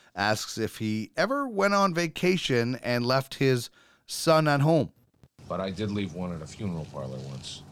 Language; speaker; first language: English; native; English